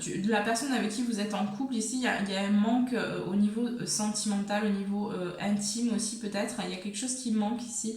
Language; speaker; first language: French; native; French